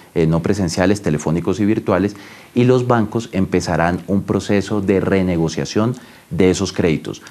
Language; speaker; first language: Spanish; native; Spanish